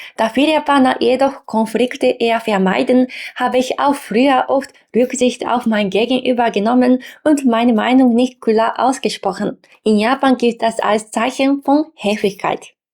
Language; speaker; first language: German; non-native, fluent; Japanese